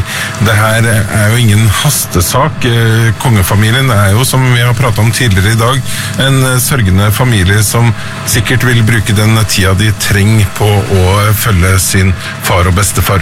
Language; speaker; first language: Norwegian; native; Norwegian